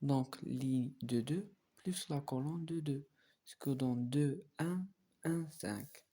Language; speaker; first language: French; non-native, local second language; Arabic